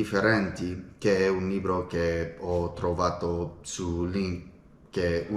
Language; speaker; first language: Italian; non-native, learner; English